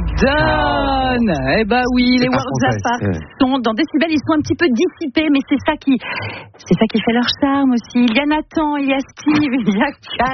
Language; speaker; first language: French; native; French